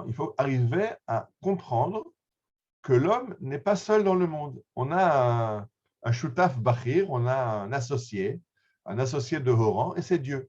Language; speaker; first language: French; native; French